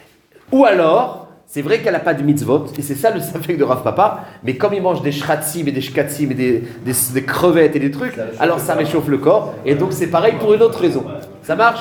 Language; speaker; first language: French; native; French